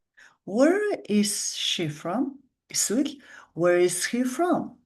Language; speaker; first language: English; non-native, fluent; Mongolian